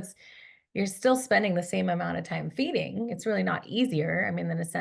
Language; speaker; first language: English; native; English